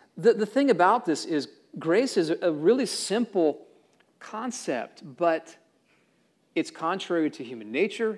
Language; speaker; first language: English; native; English